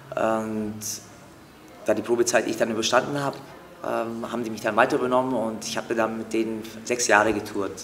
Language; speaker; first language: German; early bilingual, other home language; Turkish